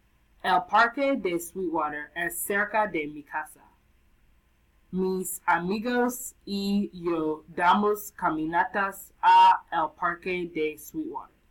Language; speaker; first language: Spanish; non-native, learner; English